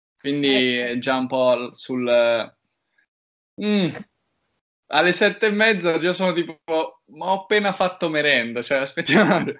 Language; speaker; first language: Italian; native; Italian